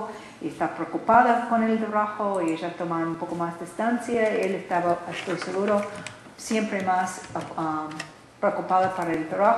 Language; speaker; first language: Spanish; non-native, learner; English